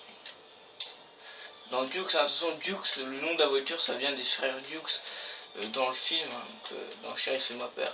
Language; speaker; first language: French; native; French